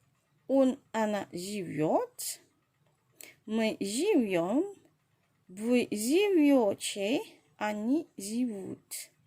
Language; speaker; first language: Russian; non-native, fluent; Indonesian